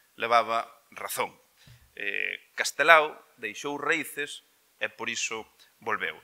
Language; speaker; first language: Galician; native; Galician